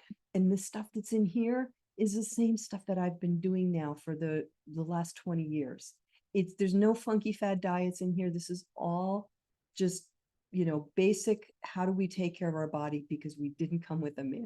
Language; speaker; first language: English; native; English